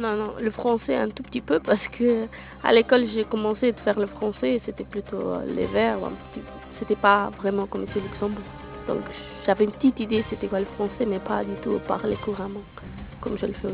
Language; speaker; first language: French; non-native, local second language; Portuguese